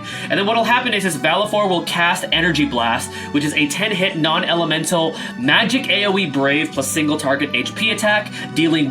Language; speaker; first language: English; native; English